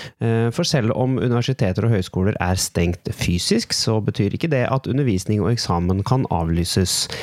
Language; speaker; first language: Norwegian; native; Norwegian